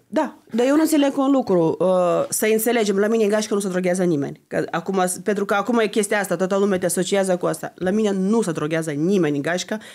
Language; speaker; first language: Romanian; non-native, fluent; Lithuanian